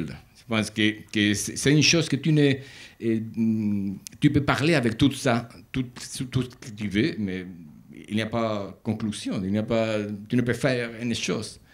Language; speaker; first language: French; non-native, learner; Spanish